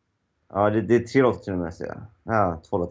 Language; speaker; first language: Swedish; native; Swedish